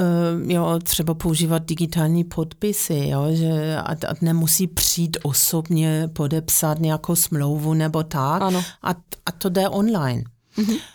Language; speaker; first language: Czech; non-native, fluent; German